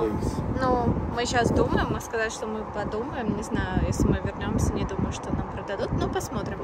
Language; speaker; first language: Russian; native; Russian